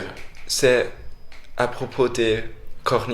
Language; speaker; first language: French; non-native, fluent; English